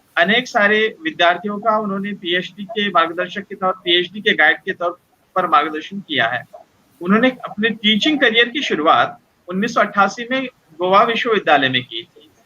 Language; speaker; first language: Hindi; non-native, local second language; Marathi